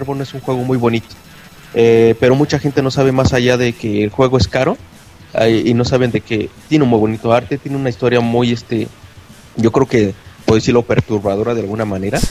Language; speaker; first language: Spanish; native; Spanish